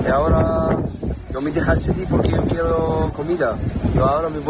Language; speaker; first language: Spanish; non-native, learner; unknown